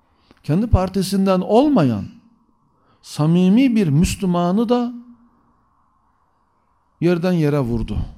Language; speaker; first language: Turkish; native; Turkish